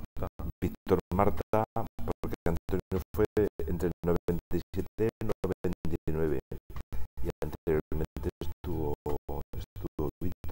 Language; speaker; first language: Spanish; native; Spanish